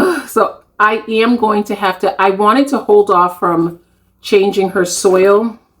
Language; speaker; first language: English; native; English